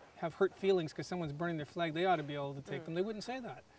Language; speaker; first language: English; native; English